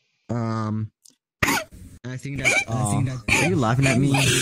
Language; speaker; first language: English; non-native, learner; Spanish